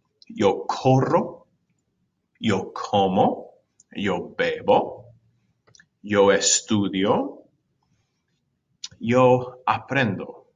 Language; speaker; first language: Spanish; non-native, fluent; English